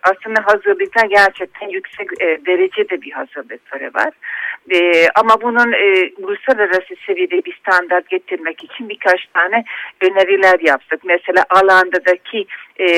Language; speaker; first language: Turkish; non-native, fluent; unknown